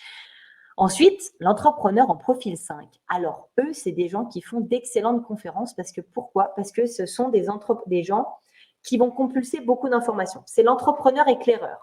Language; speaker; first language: French; native; French